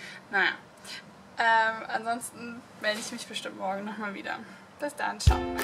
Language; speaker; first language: German; native; German